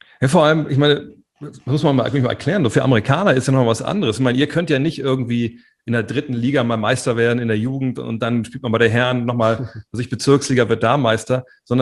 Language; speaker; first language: German; native; German